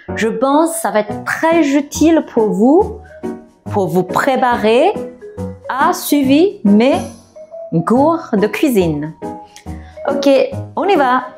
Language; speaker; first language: French; non-native, fluent; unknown